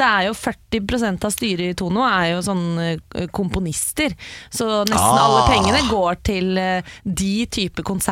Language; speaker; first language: Norwegian; native; Norwegian